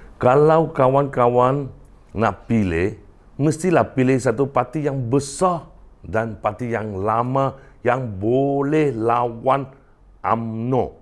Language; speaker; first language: Malay; non-native, local second language; Cantonese